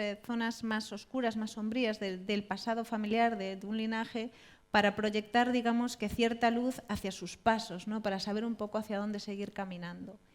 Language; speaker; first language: Spanish; native; Spanish